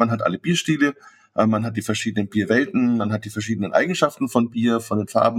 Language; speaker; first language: German; native; German